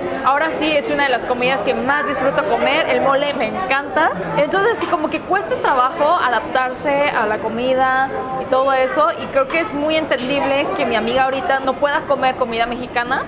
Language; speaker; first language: Spanish; early bilingual, other home language; Korean